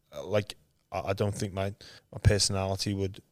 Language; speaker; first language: English; native; English